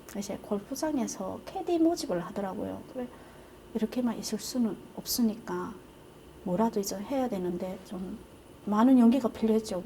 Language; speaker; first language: Korean; native; Korean